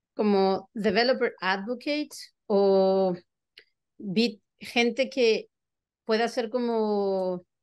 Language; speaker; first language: Spanish; native; Spanish